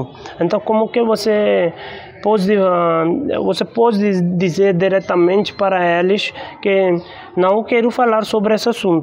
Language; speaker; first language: Portuguese; non-native, learner; Hindi